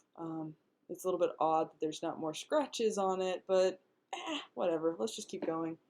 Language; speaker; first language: English; native; English